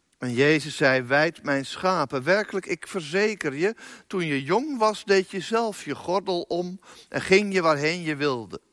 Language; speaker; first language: Dutch; native; Dutch